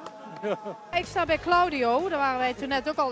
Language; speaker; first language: Dutch; native; Dutch